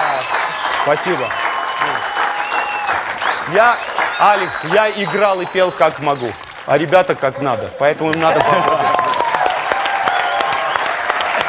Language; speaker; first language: Russian; non-native, local second language; Armenian